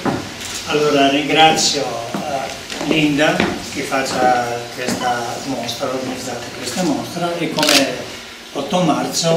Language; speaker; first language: Italian; non-native, learner; Serbian